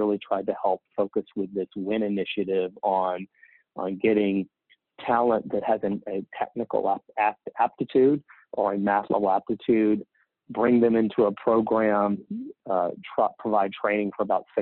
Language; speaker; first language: English; native; English